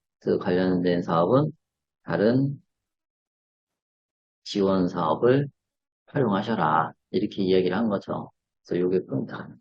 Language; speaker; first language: Korean; native; Korean